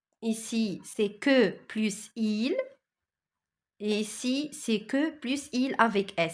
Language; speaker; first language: French; non-native, local second language; Arabic